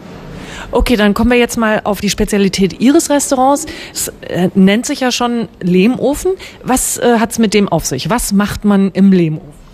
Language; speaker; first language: German; native; German